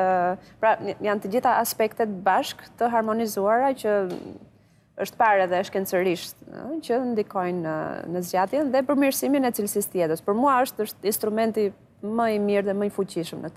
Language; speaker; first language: Albanian; native; Albanian